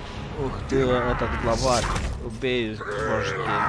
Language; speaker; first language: Russian; non-native, local second language; Romanian